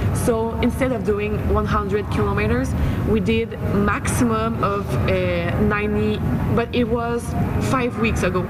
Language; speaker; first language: English; non-native, fluent; French